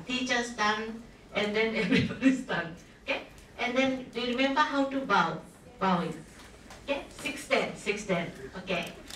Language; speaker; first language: English; non-native, local second language; Japanese